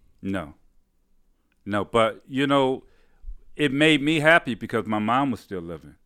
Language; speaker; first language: English; native; English